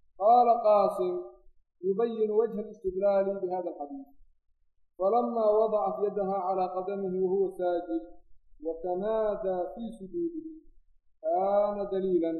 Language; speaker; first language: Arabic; non-native, local second language; Somali